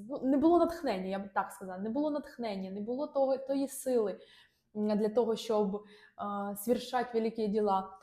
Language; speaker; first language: Ukrainian; non-native, local second language; Russian